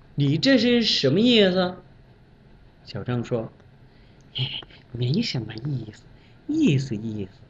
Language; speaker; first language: Chinese; non-native, fluent; Bangla